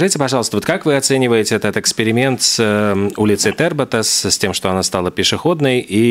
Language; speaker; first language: Russian; native; Russian